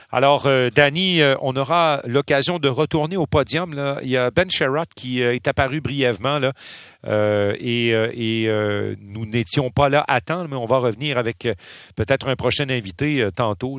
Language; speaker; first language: French; native; French